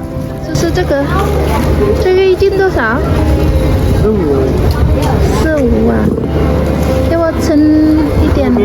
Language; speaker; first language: Chinese; non-native, fluent; Indonesian